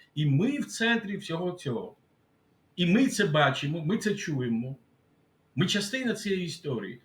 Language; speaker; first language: Ukrainian; non-native, fluent; Georgian